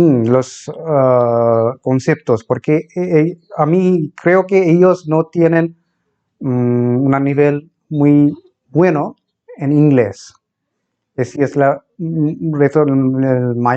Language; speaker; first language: Spanish; non-native, fluent; Bangla